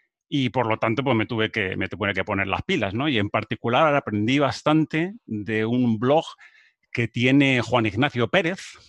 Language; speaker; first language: Spanish; native; Spanish